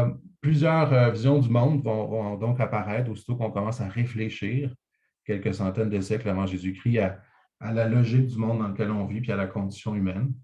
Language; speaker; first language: French; native; French